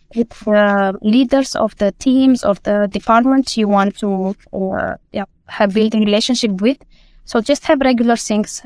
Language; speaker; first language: English; non-native, fluent; Romanian